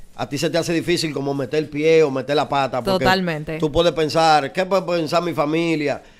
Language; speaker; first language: Spanish; native; Spanish